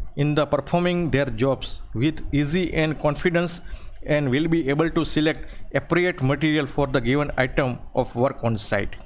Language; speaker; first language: English; non-native, local second language; Gujarati